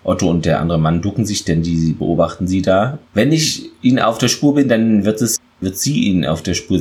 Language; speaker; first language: German; native; German